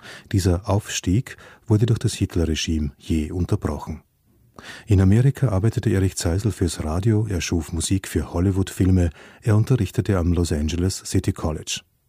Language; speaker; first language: German; native; German